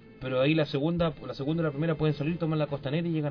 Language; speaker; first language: Spanish; native; Spanish